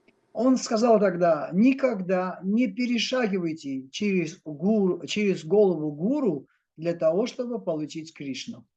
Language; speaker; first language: Russian; native; Russian